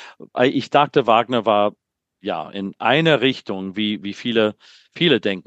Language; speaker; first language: German; non-native, learner; English